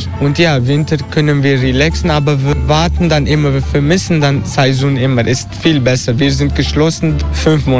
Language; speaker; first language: German; non-native, fluent; Turkish